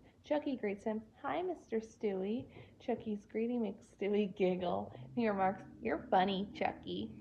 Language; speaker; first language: English; native; English